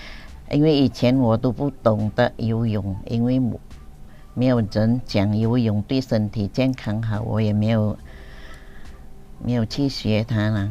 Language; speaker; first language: Chinese; early bilingual, heritage; Chinese